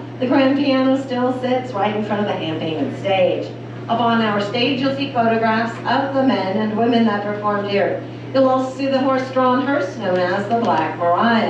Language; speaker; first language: English; native; English